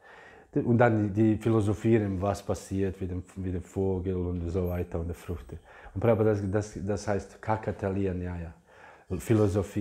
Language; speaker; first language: German; non-native, fluent; English